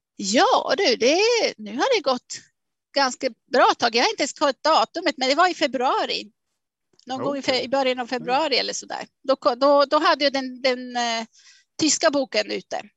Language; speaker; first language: Swedish; non-native, fluent; Swiss German